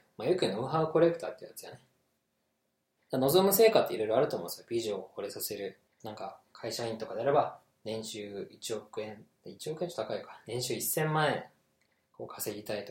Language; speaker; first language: Japanese; native; Japanese